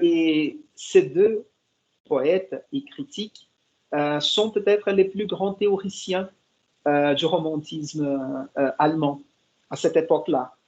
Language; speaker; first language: French; non-native, fluent; Portuguese